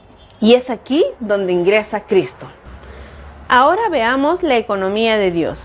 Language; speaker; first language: Spanish; native; Spanish